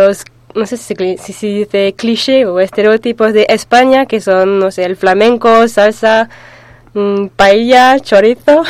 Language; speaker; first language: Spanish; non-native, fluent; French